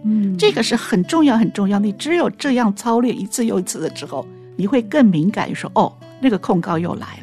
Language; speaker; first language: Chinese; native; Chinese